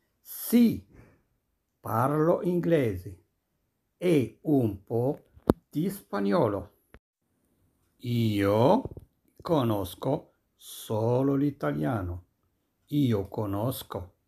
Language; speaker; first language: Italian; non-native, fluent; Arabic